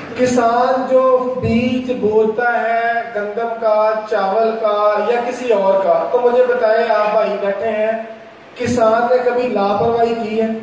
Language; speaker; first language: Urdu; non-native, local second language; Punjabi